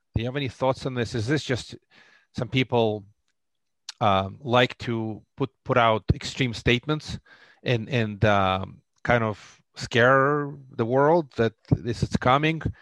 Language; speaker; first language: English; non-native, fluent; Russian